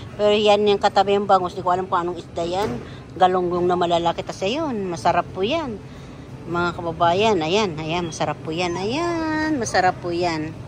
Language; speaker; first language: Filipino; non-native, local second language; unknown